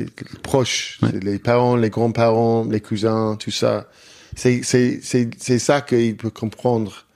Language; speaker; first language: French; non-native, fluent; English